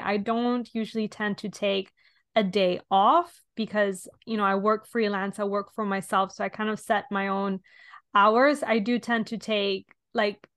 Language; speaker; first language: English; non-native, fluent; Italian